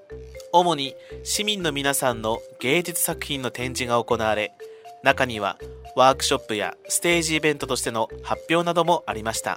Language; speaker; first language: Japanese; native; Japanese